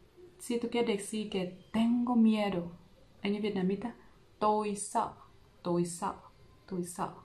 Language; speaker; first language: Spanish; non-native, learner; Vietnamese